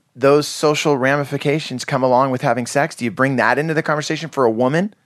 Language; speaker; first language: English; native; English